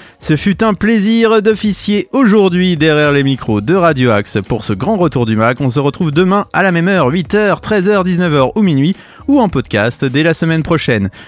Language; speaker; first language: French; native; French